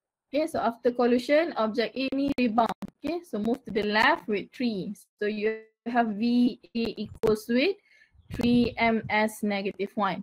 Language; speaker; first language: English; non-native, local second language; Malay